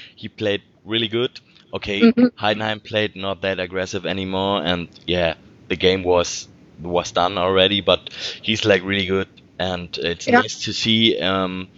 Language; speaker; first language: English; non-native, fluent; German